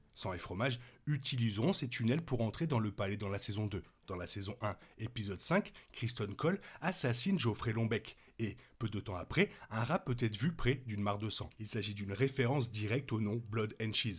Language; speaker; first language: French; native; French